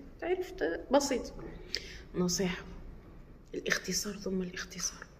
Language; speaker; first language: Arabic; native; Arabic